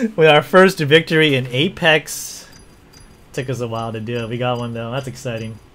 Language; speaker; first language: English; native; English